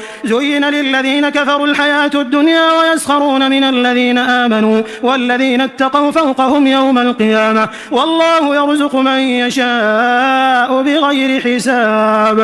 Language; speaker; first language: Arabic; native; Arabic